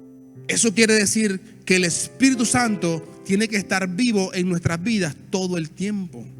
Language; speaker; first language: Spanish; native; Spanish